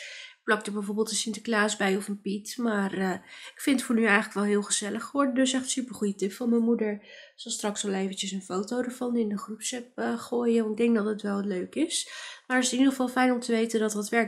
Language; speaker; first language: Dutch; native; Dutch